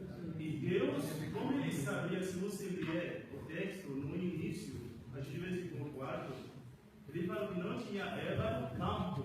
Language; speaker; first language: Portuguese; non-native, learner; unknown